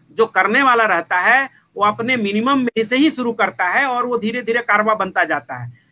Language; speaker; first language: Hindi; native; Hindi